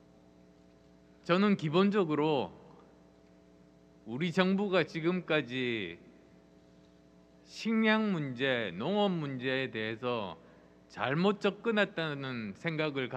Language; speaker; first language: Korean; native; Korean